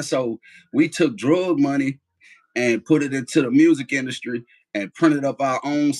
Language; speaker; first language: English; native; English